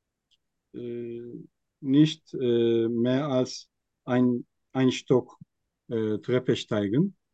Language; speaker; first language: German; non-native, fluent; Turkish